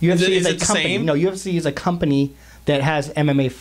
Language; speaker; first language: English; native; English